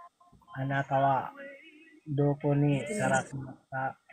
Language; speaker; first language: Japanese; non-native, learner; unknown